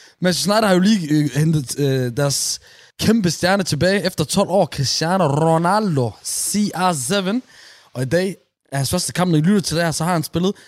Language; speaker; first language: Danish; early bilingual, other home language; Somali